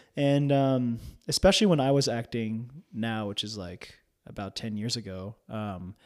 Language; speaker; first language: English; early bilingual, other home language; Japanese